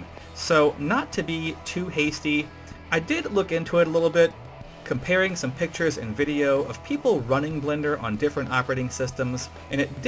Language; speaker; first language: English; native; English